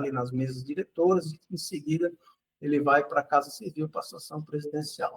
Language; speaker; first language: Portuguese; native; Portuguese